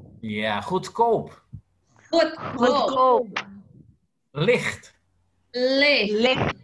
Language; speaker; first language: Dutch; non-native, fluent; Indonesian